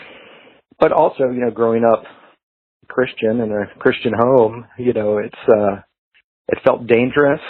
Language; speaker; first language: English; native; English